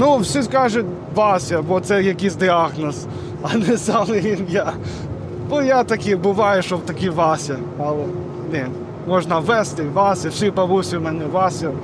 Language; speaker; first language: Ukrainian; non-native, learner; English